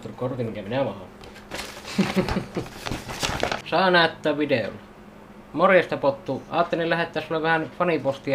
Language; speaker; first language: Finnish; native; Finnish